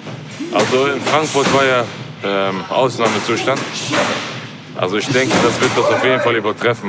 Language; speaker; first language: German; native; German